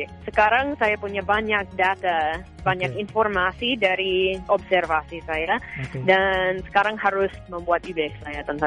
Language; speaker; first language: Indonesian; non-native, fluent; English